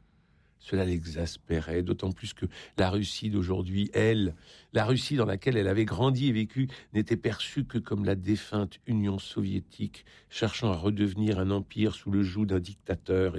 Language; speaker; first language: French; native; French